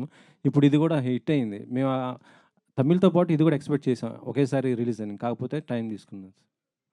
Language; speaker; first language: Telugu; native; Telugu